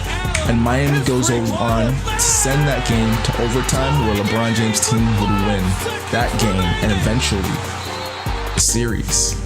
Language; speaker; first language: English; native; English